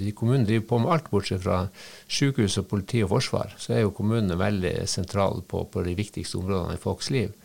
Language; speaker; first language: Norwegian; native; Norwegian